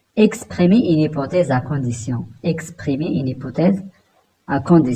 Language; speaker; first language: French; non-native, local second language; Arabic